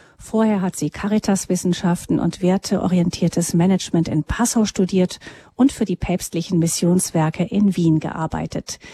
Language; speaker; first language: German; native; German